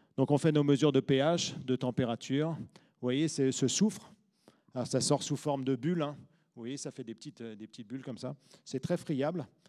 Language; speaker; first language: French; native; French